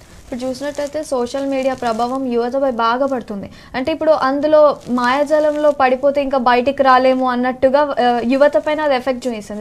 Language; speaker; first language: Telugu; native; Telugu